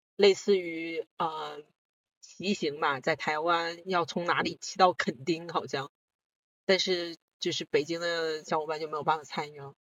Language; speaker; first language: Chinese; non-native, local second language; Korean